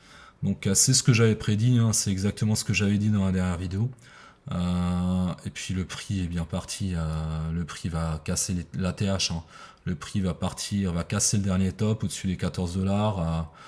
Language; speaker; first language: French; native; French